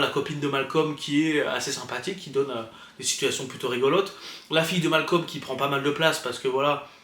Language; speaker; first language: French; native; French